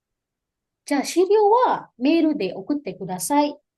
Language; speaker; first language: Japanese; non-native, fluent; Indonesian